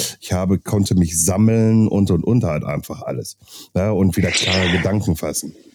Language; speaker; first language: German; native; German